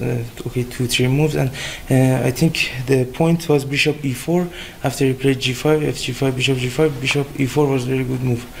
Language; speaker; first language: English; non-native, fluent; Persian